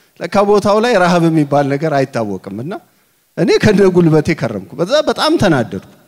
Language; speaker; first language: Amharic; native; Amharic